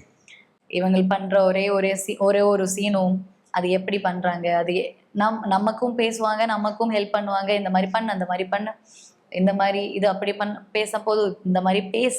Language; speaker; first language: Tamil; non-native, learner; Malayalam